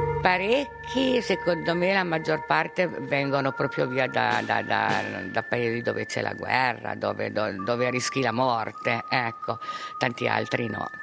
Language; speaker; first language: Italian; native; Italian